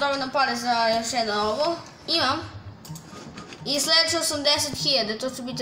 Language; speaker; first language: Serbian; early bilingual, heritage; Serbian